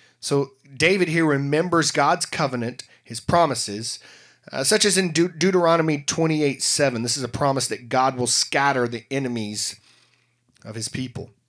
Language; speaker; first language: English; native; English